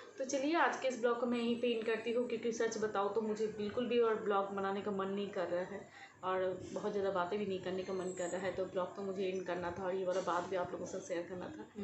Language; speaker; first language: Hindi; non-native, local second language; Bangla